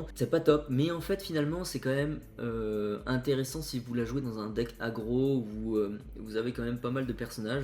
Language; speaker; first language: French; native; French